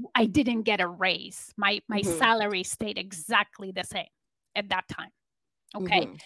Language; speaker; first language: English; non-native, fluent; Polish